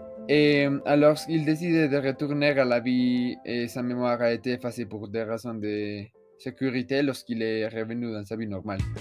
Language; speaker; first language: French; non-native, learner; Spanish